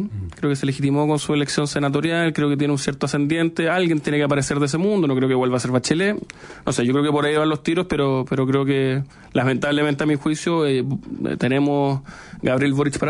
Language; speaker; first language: Spanish; native; Spanish